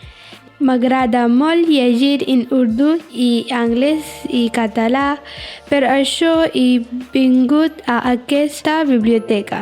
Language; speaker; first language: Catalan; non-native, learner; Urdu